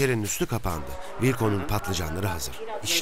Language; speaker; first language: Turkish; native; Turkish